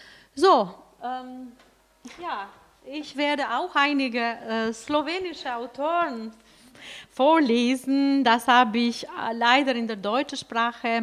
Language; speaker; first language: German; non-native, fluent; Albanian